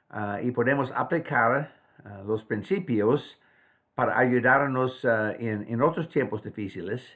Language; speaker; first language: Spanish; non-native, fluent; English